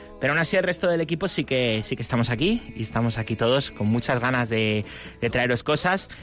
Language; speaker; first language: Spanish; native; Spanish